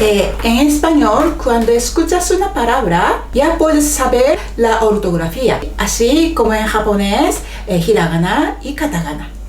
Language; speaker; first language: Spanish; non-native, fluent; Japanese